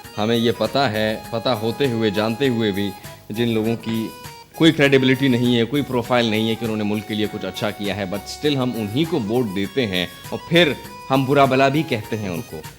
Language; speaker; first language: Urdu; non-native, local second language; Baluchi